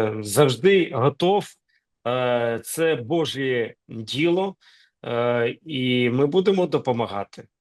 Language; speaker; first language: Ukrainian; non-native, local second language; Russian